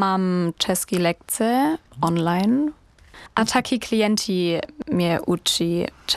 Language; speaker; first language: Czech; non-native, learner; German